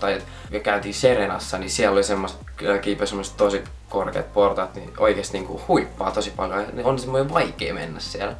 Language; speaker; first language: Finnish; native; Finnish